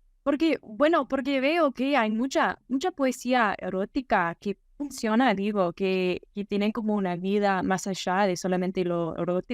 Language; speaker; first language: Spanish; non-native, fluent; English